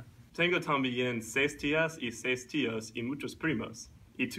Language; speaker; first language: Spanish; non-native, learner; English